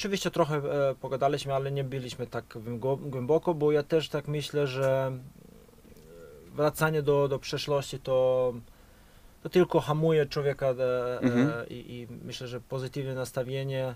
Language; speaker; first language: Polish; non-native, fluent; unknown